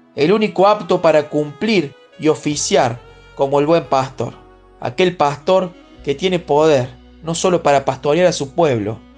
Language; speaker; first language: Spanish; native; Spanish